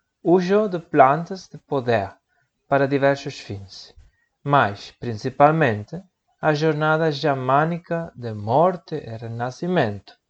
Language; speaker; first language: Portuguese; non-native, learner; Spanish